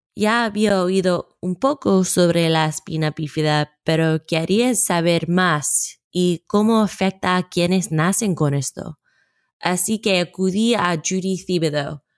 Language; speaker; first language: Spanish; non-native, fluent; English